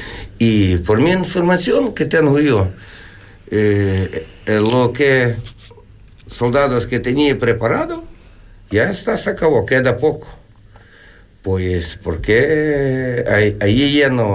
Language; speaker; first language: Spanish; non-native, learner; Ukrainian